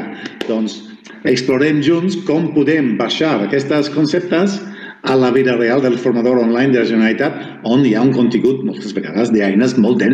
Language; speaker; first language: Catalan; non-native, fluent; Spanish